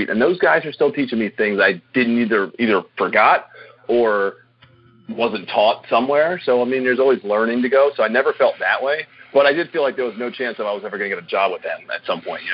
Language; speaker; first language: English; native; English